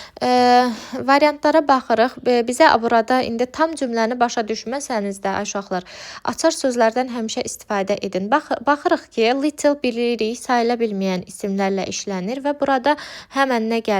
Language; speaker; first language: Azerbaijani; native; Azerbaijani